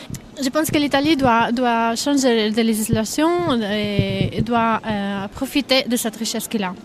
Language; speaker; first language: French; non-native, fluent; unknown